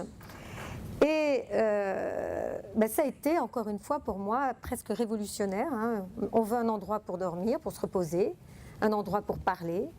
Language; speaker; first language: French; native; French